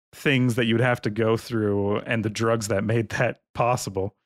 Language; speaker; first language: English; native; English